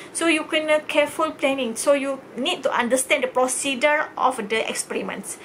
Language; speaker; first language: English; non-native, local second language; Malay